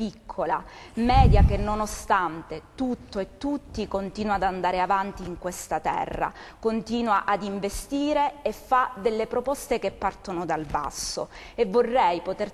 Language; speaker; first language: Italian; native; Italian